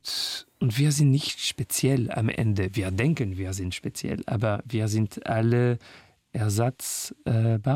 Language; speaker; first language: German; non-native, learner; French